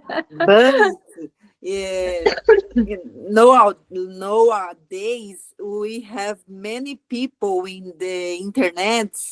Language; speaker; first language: English; non-native, learner; Portuguese